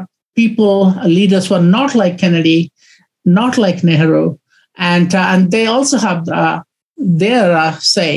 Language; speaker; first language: English; non-native, local second language; Odia